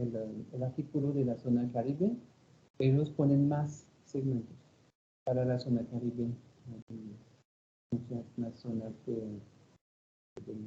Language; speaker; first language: Spanish; non-native, fluent; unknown